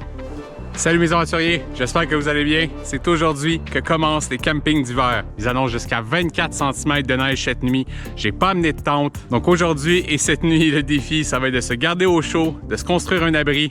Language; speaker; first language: French; native; French